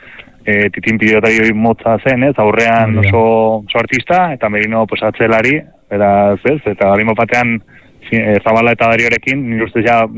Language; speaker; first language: Basque; native; Basque